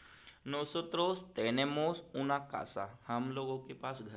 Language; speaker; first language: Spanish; non-native, learner; Hindi